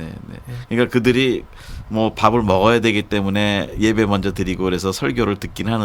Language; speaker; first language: Korean; native; Korean